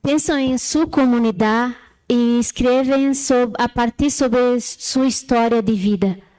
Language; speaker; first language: Spanish; non-native, learner; Portuguese